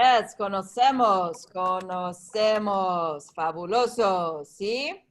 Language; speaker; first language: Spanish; non-native, fluent; English